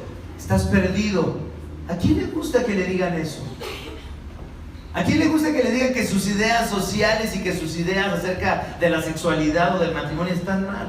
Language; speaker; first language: Spanish; native; Spanish